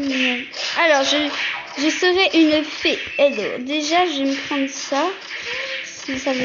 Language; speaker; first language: French; native; French